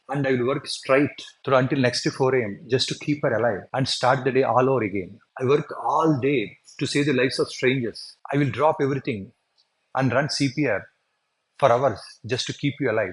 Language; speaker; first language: English; non-native, local second language; Telugu